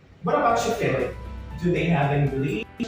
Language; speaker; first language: English; non-native, fluent; Portuguese